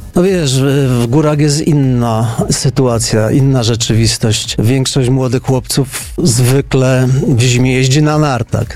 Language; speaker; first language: Polish; native; Polish